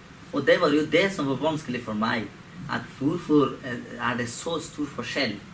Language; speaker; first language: Norwegian; non-native, learner; Persian